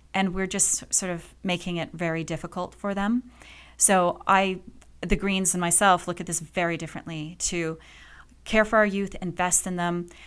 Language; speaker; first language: English; native; English